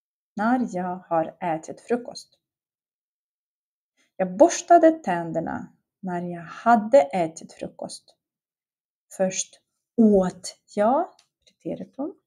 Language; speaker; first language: Swedish; non-native, fluent; Russian